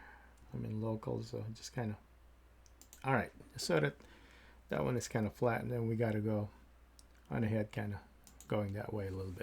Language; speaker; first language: English; native; English